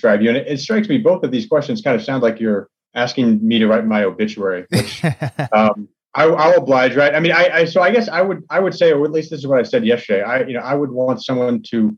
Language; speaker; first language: English; native; English